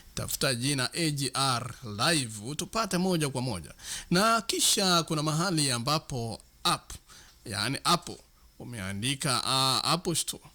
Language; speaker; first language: Swahili; non-native, local second language; Gusii